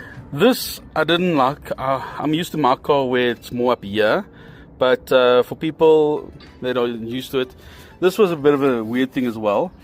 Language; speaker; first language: English; native; English